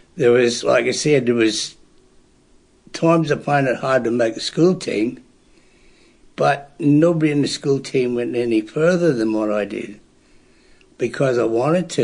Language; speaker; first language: English; native; English